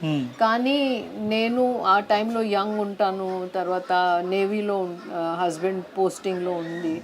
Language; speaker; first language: Telugu; non-native, fluent; Hindi